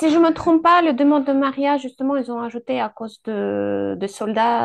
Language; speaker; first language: French; non-native, fluent; Ukrainian